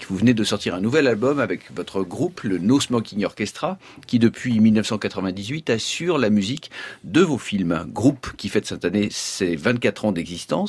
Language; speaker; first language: French; native; French